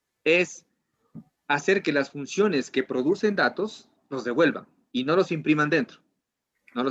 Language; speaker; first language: Spanish; native; Spanish